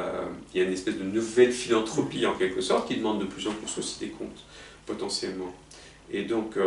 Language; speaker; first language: French; native; French